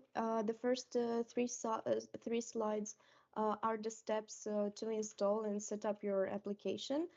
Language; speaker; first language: English; non-native, fluent; Romanian